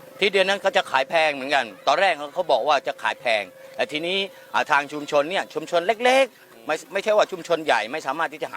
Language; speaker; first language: Thai; non-native, local second language; Malay